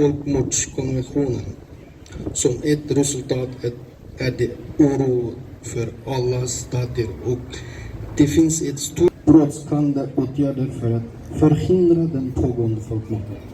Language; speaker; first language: Swedish; non-native, fluent; Uyghur